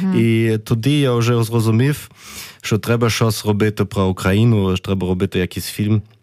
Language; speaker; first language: Ukrainian; early bilingual, heritage; Ukrainian